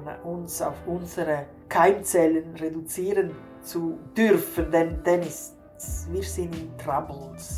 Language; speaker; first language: German; non-native, fluent; Italian